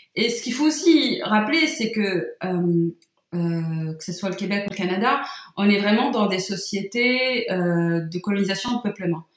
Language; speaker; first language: French; non-native, local second language; Arabic